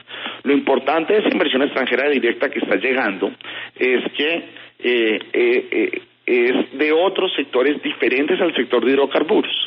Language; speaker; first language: Spanish; native; Spanish